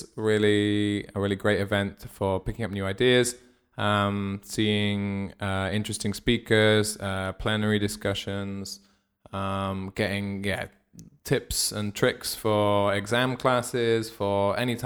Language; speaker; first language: English; native; English